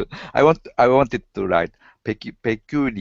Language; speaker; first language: English; non-native, learner; Japanese